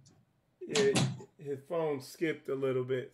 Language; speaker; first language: English; native; English